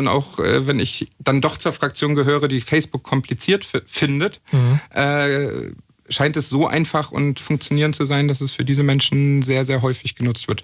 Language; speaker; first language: German; native; German